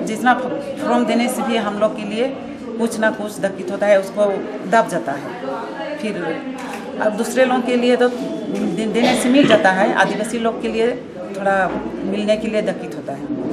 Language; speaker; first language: Hindi; non-native, local second language; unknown